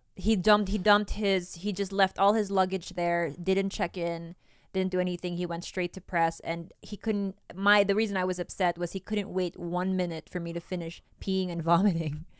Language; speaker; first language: English; non-native, local second language; Cebuano